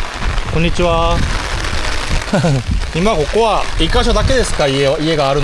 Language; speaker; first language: Japanese; non-native, fluent; Korean